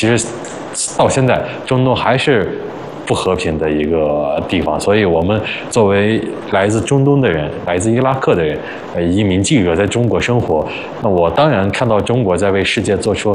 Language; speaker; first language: Chinese; early bilingual, other home language; Arabic